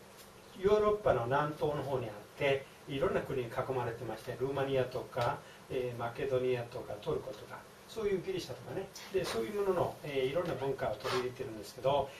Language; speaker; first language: Japanese; native; Japanese